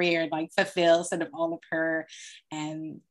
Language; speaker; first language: English; native; English